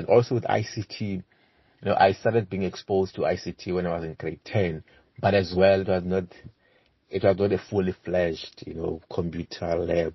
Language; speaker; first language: English; non-native, local second language; Xhosa